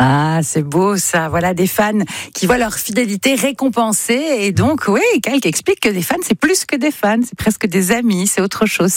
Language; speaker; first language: French; native; French